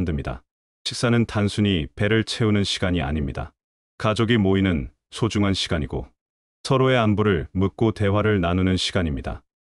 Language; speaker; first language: Korean; native; Korean